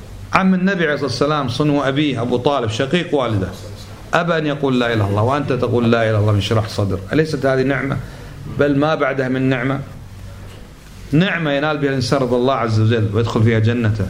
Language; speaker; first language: Arabic; native; Arabic